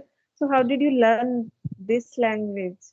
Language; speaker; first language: English; non-native, fluent; Hindi